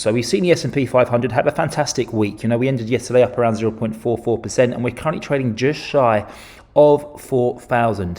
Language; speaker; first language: English; native; English